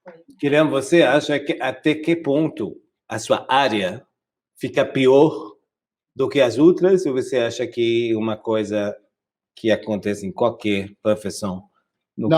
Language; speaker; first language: Portuguese; non-native, fluent; French